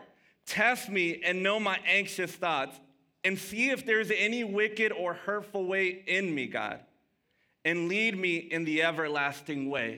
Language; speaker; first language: English; early bilingual, other home language; Spanish